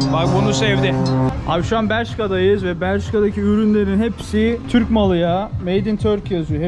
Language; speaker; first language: Turkish; native; Turkish